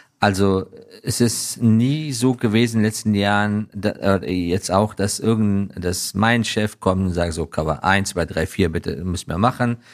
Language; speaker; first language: German; non-native, fluent; Persian